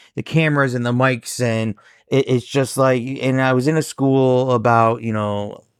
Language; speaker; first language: English; native; English